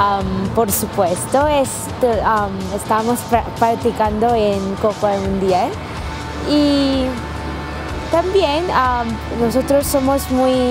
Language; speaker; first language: Spanish; non-native, learner; Korean